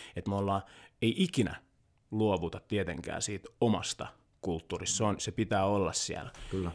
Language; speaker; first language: Finnish; early bilingual, other home language; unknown